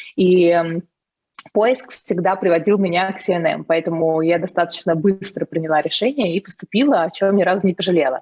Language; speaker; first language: Russian; native; Russian